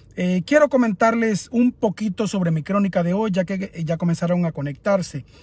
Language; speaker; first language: Spanish; native; Spanish